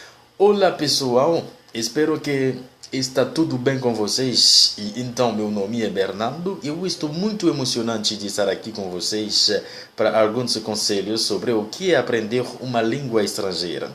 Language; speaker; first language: Portuguese; non-native, learner; Haitian Creole